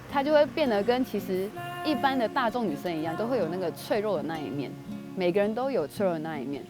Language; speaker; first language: Chinese; native; Chinese